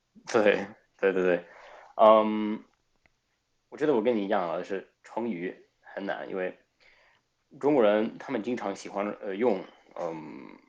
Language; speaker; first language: Chinese; non-native, fluent; Spanish